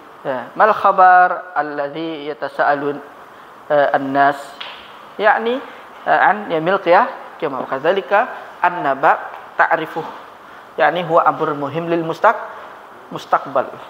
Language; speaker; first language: Arabic; non-native, fluent; Indonesian